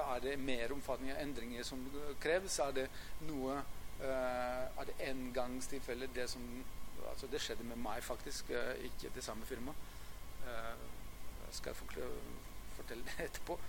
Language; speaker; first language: Norwegian; non-native, fluent; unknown